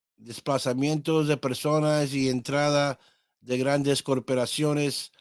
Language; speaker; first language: Spanish; early bilingual, heritage; Spanish